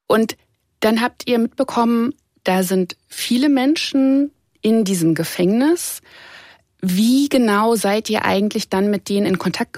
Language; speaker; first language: German; native; German